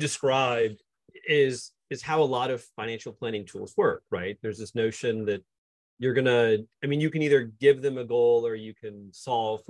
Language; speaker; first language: English; native; English